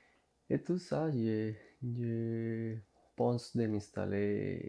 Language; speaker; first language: French; non-native, learner; Spanish